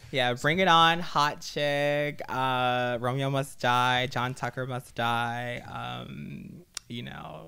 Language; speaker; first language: English; native; English